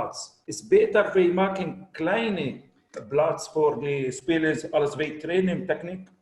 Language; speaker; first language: German; non-native, learner; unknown